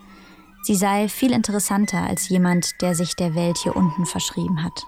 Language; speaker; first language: German; native; German